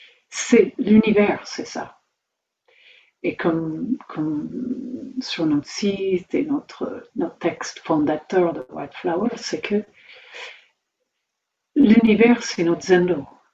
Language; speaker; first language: French; native; French